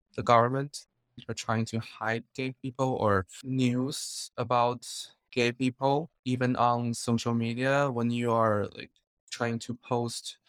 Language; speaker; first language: English; non-native, fluent; Chinese